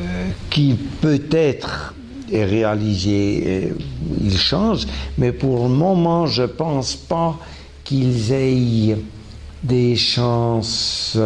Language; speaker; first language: French; non-native, local second language; German